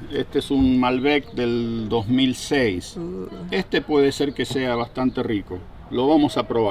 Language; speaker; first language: Spanish; native; Spanish